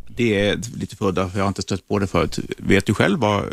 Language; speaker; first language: Swedish; native; Swedish